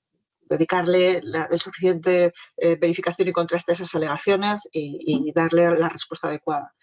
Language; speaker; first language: Spanish; native; Spanish